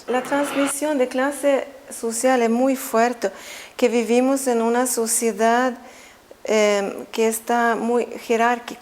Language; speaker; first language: Spanish; non-native, fluent; Swedish